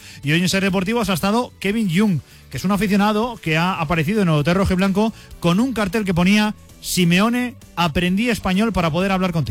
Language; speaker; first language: Spanish; native; Spanish